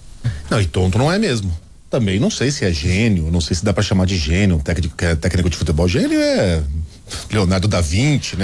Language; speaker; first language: Portuguese; native; Portuguese